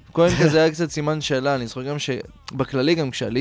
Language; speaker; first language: Hebrew; native; Hebrew